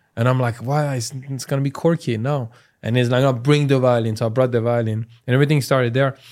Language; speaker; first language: English; non-native, fluent; French